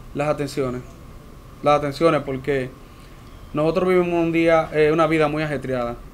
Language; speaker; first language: Spanish; native; Spanish